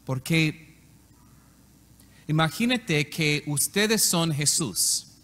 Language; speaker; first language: Spanish; non-native, learner; English